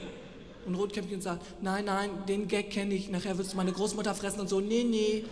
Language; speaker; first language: German; native; German